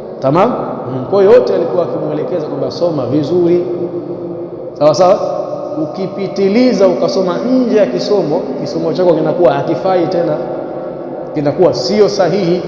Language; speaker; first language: Swahili; native; Swahili